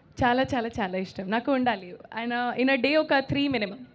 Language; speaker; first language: Telugu; non-native, local second language; Hindi